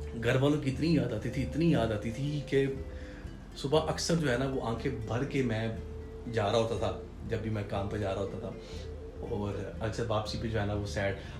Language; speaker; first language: Urdu; non-native, local second language; Punjabi